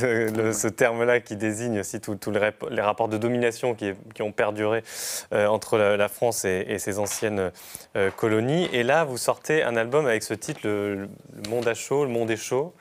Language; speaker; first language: French; native; French